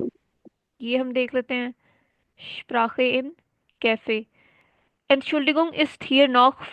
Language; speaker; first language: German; non-native, learner; Hindi